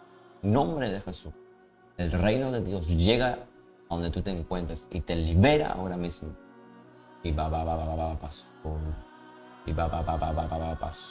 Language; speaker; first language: Spanish; native; Spanish